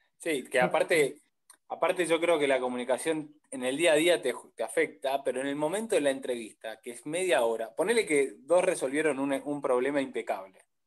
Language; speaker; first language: Spanish; native; Spanish